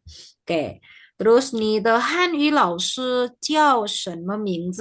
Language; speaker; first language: Chinese; non-native, fluent; Indonesian